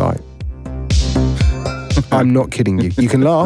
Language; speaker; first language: English; native; English